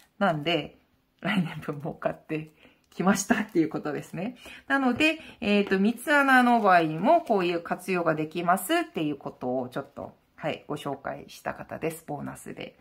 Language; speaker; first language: Japanese; non-native, fluent; Korean